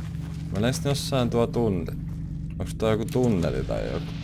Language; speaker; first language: Finnish; native; Finnish